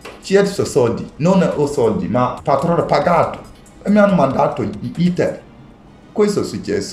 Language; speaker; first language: Italian; non-native, learner; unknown